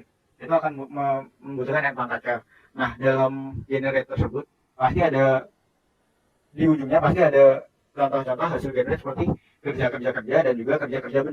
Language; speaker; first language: Indonesian; native; Indonesian